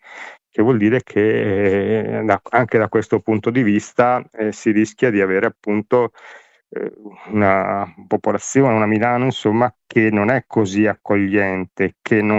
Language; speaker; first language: Italian; native; Italian